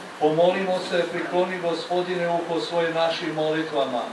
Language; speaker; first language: Croatian; native; Croatian